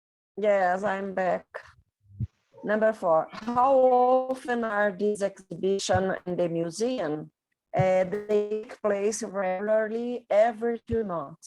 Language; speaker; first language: English; non-native, learner; Portuguese